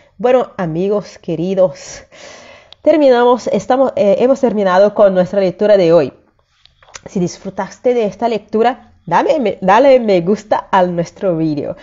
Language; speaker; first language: Spanish; non-native, fluent; Portuguese